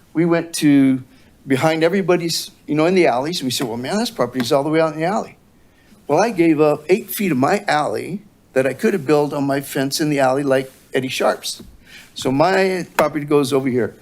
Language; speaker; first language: English; native; English